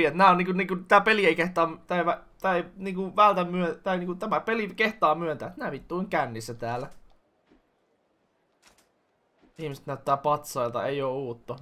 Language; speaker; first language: Finnish; native; Finnish